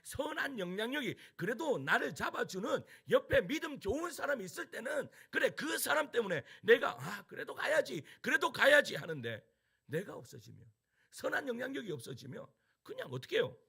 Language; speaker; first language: Korean; native; Korean